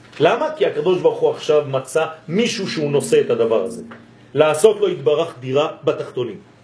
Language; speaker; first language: Hebrew; non-native, fluent; French